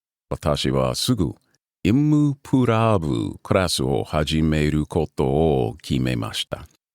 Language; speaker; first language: Japanese; non-native, learner; English